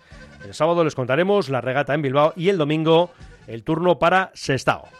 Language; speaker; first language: Spanish; native; Spanish